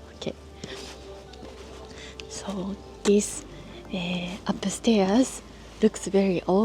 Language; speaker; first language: English; non-native, learner; Japanese